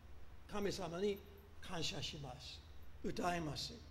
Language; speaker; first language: Japanese; non-native, fluent; English